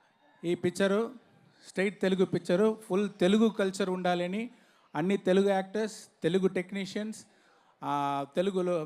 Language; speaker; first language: Telugu; non-native, learner; Tamil